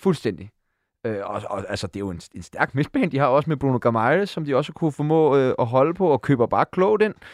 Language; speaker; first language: Danish; native; Danish